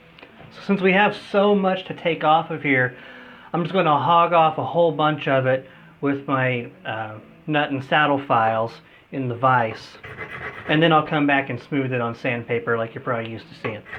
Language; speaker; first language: English; native; English